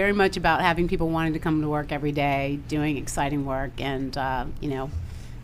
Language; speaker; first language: English; native; English